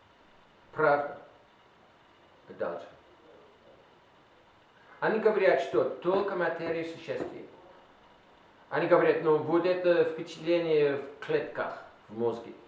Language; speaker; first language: Russian; non-native, learner; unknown